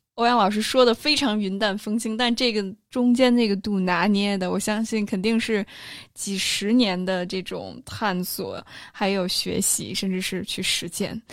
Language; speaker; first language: Chinese; native; Chinese